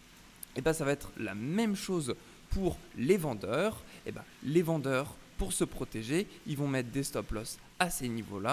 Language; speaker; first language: French; native; French